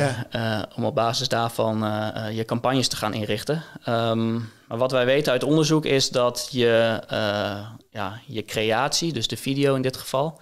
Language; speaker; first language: Dutch; native; Dutch